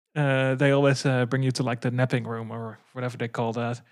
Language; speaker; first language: English; non-native, fluent; Dutch